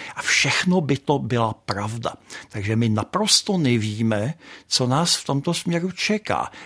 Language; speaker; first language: Czech; native; Czech